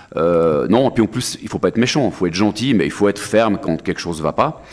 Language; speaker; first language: French; native; French